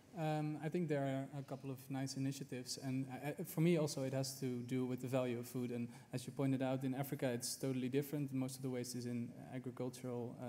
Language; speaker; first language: English; non-native, fluent; Dutch